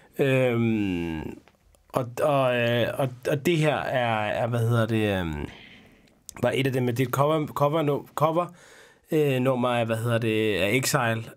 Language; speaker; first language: Danish; early bilingual, other home language; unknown